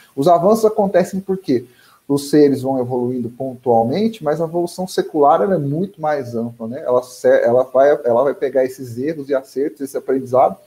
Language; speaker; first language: Portuguese; native; Portuguese